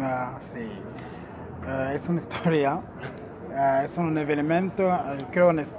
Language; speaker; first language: Spanish; non-native, learner; Portuguese